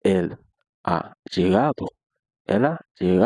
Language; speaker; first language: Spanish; non-native, learner; Haitian Creole